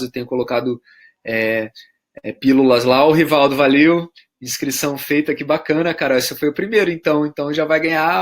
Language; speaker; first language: Portuguese; native; Portuguese